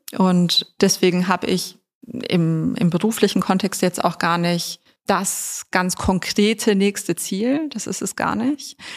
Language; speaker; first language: German; native; German